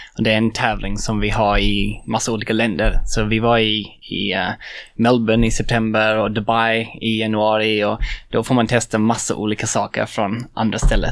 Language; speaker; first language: Swedish; non-native, fluent; English